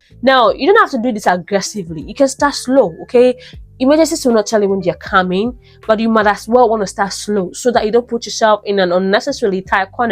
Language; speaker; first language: English; native; English